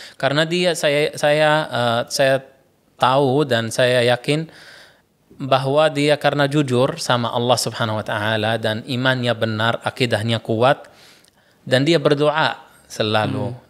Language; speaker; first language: Indonesian; non-native, fluent; Arabic